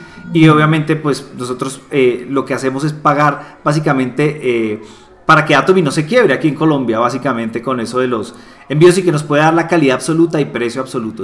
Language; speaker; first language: Spanish; native; Spanish